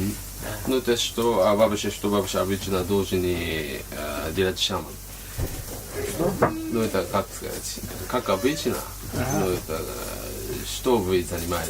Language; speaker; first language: Russian; non-native, learner; Japanese